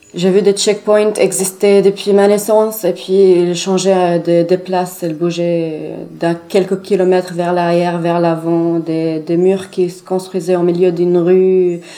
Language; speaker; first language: French; non-native, fluent; Arabic